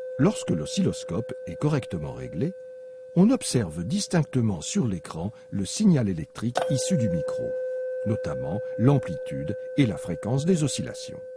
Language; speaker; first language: French; native; French